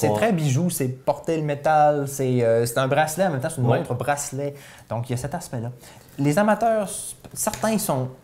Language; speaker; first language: French; native; French